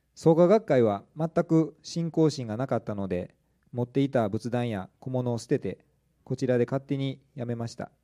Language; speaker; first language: Japanese; native; Japanese